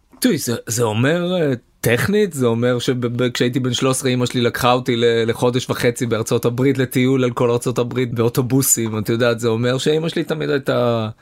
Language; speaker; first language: Hebrew; native; Hebrew